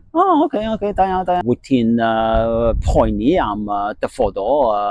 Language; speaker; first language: Welsh; non-native, learner; Cantonese